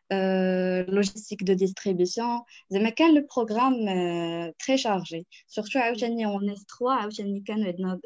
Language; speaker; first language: French; non-native, local second language; Arabic